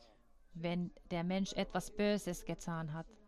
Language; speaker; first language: German; non-native, fluent; Finnish